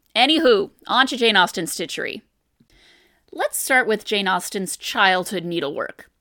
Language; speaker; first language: English; native; English